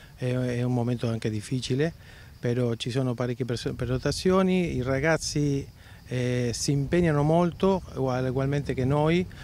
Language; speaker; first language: Italian; early bilingual, heritage; Italian